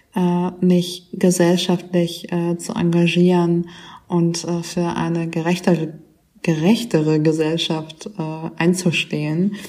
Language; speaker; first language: German; native; German